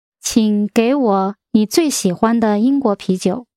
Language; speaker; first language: Chinese; non-native, learner; English